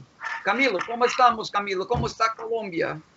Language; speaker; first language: Spanish; non-native, fluent; Portuguese